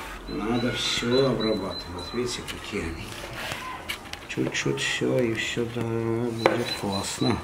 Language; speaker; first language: Russian; non-native, fluent; Armenian